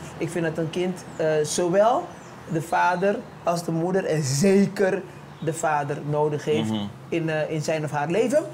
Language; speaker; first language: Dutch; early bilingual, other home language; Papiamento